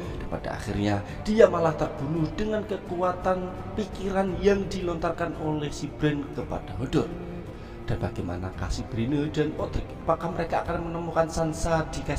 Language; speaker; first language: Indonesian; native; Indonesian